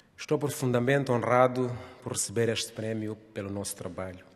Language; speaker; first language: Portuguese; non-native, local second language; Nyanja